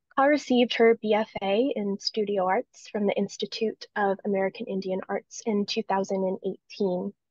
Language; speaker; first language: English; native; English